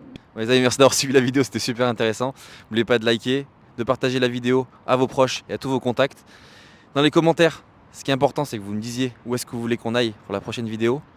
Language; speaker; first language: French; native; French